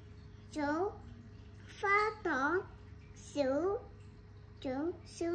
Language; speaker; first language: Chinese; non-native, local second language; Cantonese